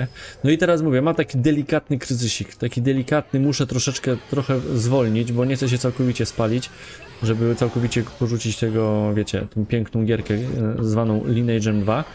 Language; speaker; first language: Polish; native; Polish